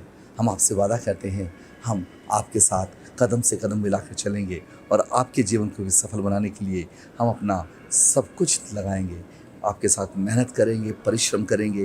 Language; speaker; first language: Hindi; native; Hindi